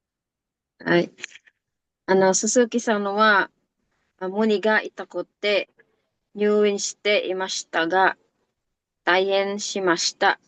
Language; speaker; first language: Japanese; non-native, learner; Filipino